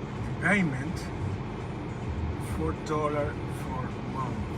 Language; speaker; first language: English; non-native, learner; Spanish